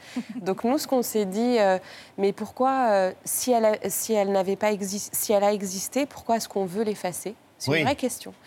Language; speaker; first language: French; non-native, local second language; Arabic